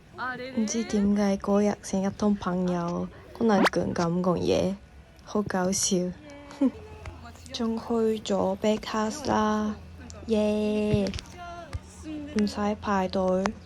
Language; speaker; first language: Cantonese; non-native, learner; Japanese